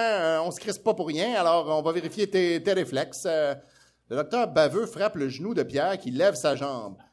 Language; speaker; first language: French; native; French